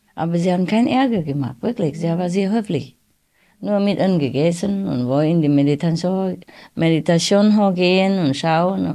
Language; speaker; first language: German; non-native, learner; Vietnamese